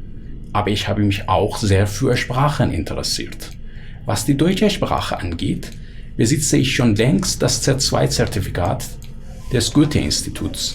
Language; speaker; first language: German; non-native, fluent; Persian